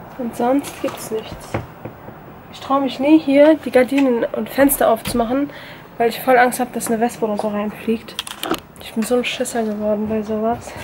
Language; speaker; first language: German; early bilingual, other home language; Turkish